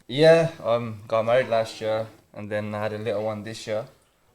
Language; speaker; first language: English; native; English